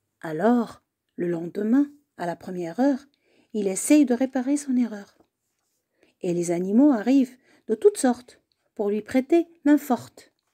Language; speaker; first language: French; native; French